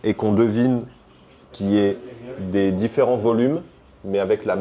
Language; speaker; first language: French; native; French